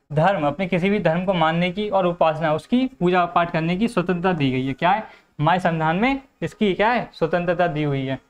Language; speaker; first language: Hindi; native; Hindi